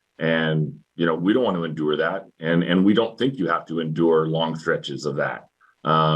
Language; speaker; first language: English; native; English